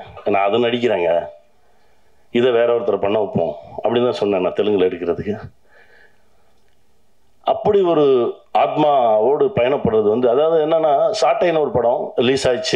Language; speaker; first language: Tamil; native; Tamil